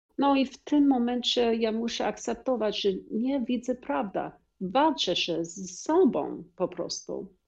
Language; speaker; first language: Polish; non-native, learner; English